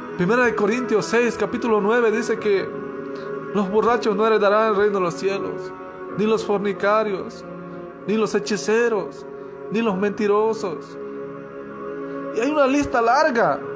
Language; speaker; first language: Spanish; native; Spanish